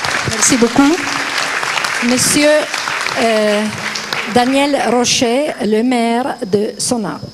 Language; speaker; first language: French; non-native, fluent; Italian